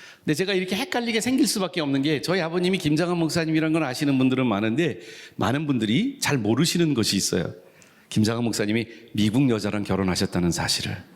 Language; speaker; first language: Korean; native; Korean